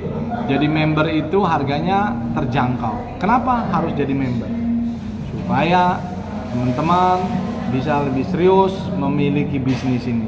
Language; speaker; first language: Indonesian; native; Indonesian